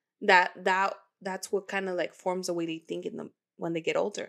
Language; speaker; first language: English; early bilingual, other home language; Spanish